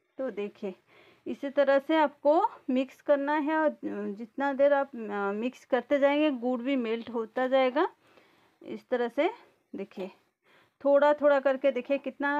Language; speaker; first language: Hindi; native; Hindi